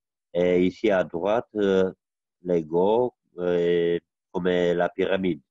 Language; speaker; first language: French; non-native, learner; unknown